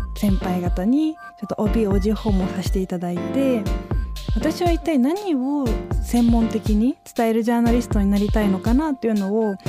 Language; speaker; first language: Japanese; native; Japanese